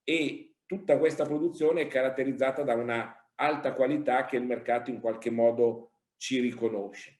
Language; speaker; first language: Italian; native; Italian